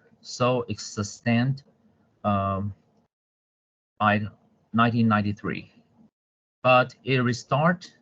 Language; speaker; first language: English; non-native, fluent; Chinese